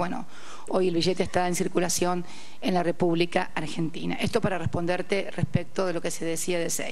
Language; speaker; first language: Spanish; native; Spanish